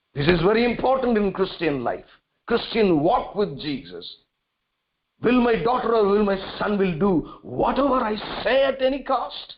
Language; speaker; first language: English; non-native, local second language; Tamil